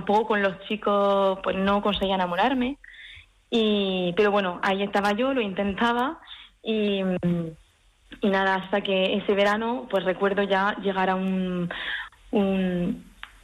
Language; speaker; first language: Spanish; early bilingual, heritage; French